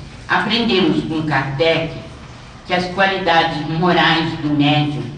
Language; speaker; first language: Portuguese; native; Portuguese